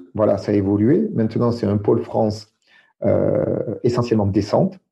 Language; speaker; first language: French; native; French